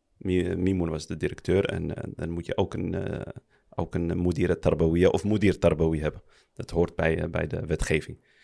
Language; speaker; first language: Dutch; early bilingual, other home language; Arabic